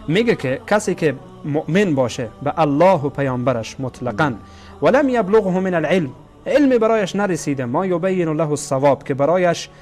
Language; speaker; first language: Persian; native; Persian